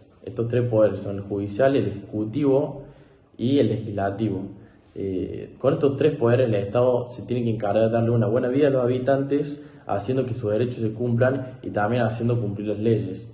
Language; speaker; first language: Spanish; native; Spanish